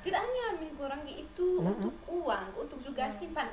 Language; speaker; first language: Indonesian; non-native, learner; Arabic